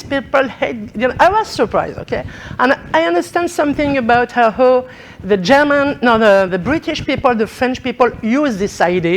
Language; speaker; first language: English; non-native, learner; French